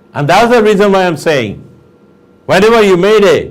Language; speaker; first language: English; non-native, local second language; Bangla